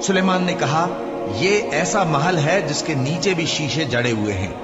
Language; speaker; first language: Urdu; native; Urdu